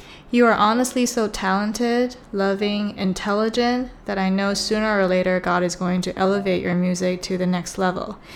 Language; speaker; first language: English; early bilingual, other home language; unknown